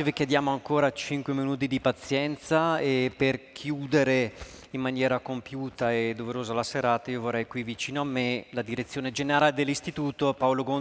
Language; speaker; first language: Italian; native; Italian